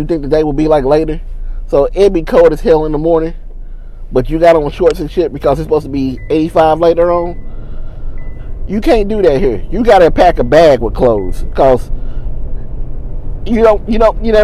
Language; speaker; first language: English; native; English